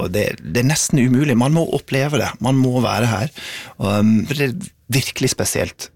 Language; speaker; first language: Norwegian; non-native, fluent; English